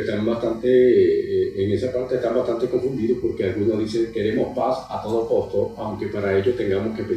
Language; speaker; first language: Spanish; native; Spanish